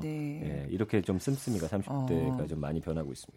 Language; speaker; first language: Korean; native; Korean